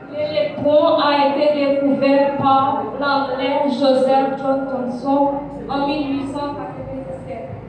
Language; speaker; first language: French; non-native, local second language; Haitian Creole